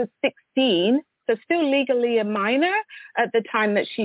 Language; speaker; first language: English; native; English